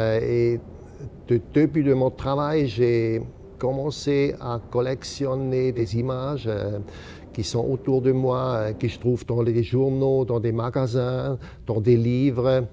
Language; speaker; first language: French; non-native, local second language; German